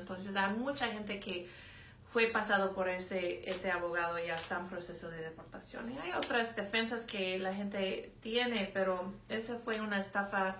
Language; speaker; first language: Spanish; non-native, fluent; English